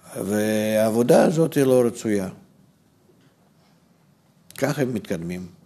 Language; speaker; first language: Hebrew; non-native, fluent; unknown